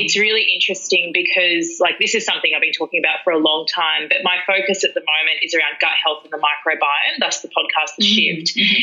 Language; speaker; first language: English; native; English